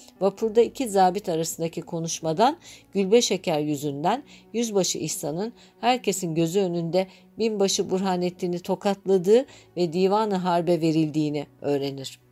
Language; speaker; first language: Turkish; native; Turkish